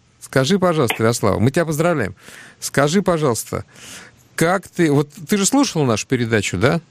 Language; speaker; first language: Russian; native; Russian